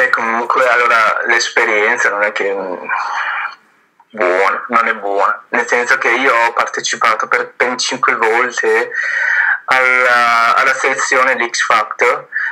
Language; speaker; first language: Italian; non-native, fluent; Chinese